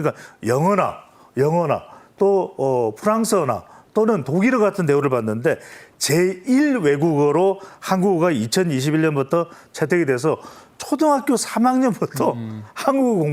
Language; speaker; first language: Korean; native; Korean